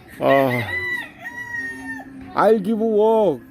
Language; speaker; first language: English; non-native, learner; Korean